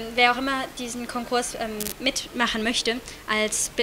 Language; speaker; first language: Spanish; native; Spanish